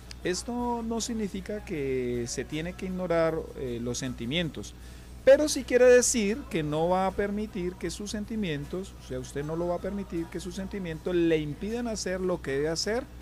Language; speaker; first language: Spanish; native; Spanish